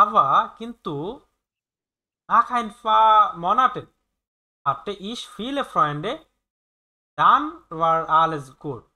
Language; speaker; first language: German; non-native, learner; Bangla